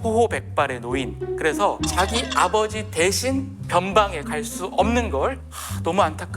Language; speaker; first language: Korean; native; Korean